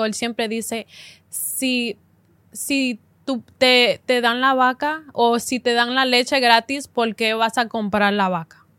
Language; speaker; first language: Spanish; early bilingual, heritage; Spanish